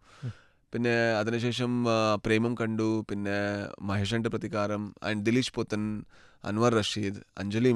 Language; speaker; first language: Malayalam; non-native, learner; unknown